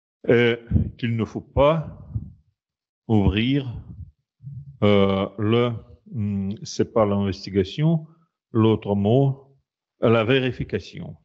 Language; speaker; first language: French; non-native, fluent; Russian